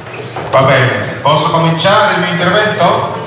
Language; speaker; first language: Italian; non-native, learner; Spanish